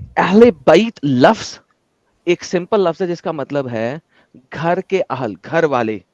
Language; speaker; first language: Urdu; non-native, local second language; Punjabi